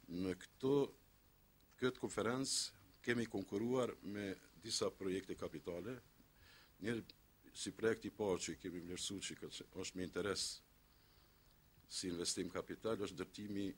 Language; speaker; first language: Albanian; native; Albanian